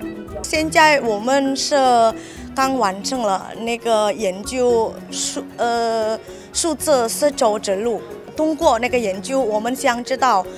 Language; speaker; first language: Chinese; non-native, local second language; Indonesian